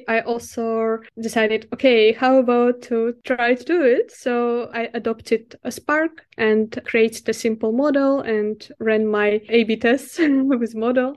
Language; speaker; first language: English; non-native, fluent; Russian